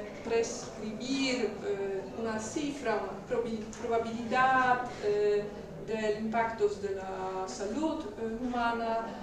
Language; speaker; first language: Spanish; non-native, learner; Polish